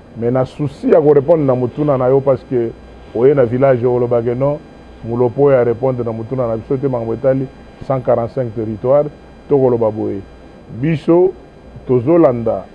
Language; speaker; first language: Lingala; non-native, local second language; Luba-Lulua